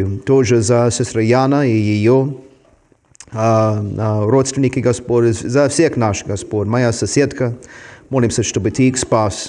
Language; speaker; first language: Russian; non-native, fluent; English